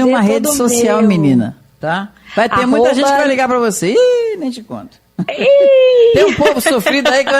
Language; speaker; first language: Portuguese; native; Portuguese